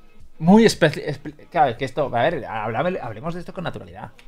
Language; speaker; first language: Spanish; native; Spanish